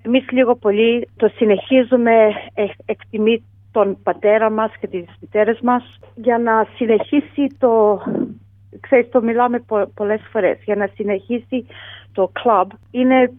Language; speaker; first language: Greek; early bilingual, heritage; Greek